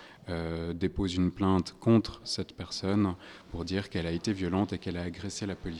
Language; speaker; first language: French; native; French